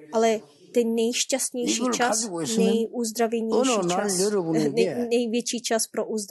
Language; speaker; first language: Czech; non-native, fluent; Korean